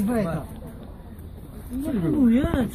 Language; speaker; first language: Russian; non-native, learner; Tajik